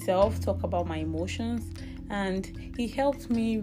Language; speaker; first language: English; non-native, local second language; Yoruba